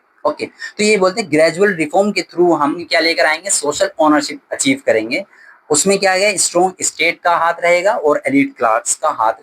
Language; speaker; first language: Hindi; native; Hindi